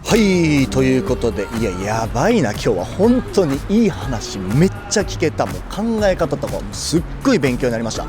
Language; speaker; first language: Japanese; native; Japanese